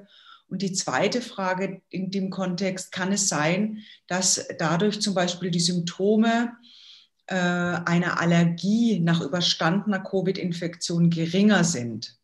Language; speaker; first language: German; native; German